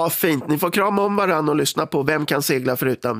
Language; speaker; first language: Swedish; native; Swedish